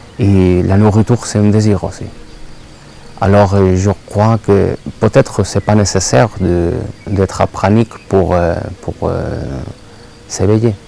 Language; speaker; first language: French; non-native, learner; Spanish